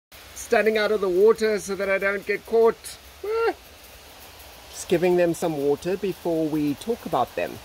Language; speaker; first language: English; native; English